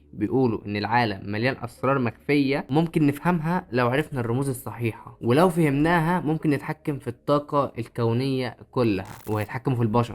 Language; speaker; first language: Arabic; native; Arabic